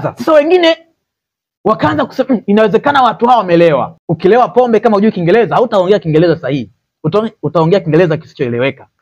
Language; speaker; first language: Swahili; native; Swahili